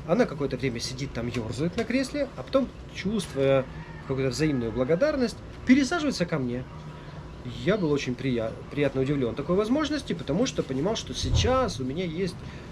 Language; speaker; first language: Russian; native; Russian